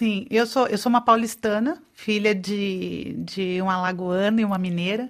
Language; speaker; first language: Portuguese; native; Portuguese